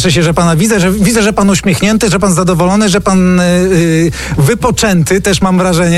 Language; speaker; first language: Polish; native; Polish